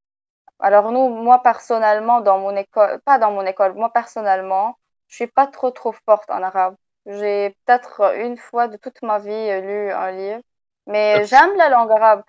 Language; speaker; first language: French; non-native, local second language; Arabic